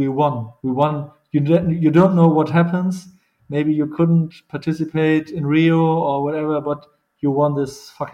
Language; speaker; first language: English; non-native, fluent; German